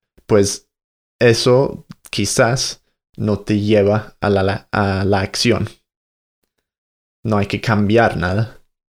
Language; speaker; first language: Spanish; non-native, fluent; English